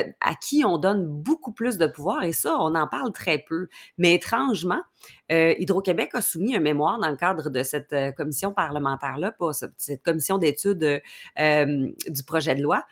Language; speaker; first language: French; native; French